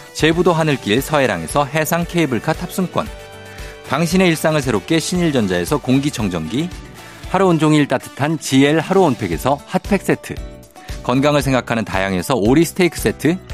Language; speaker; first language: Korean; native; Korean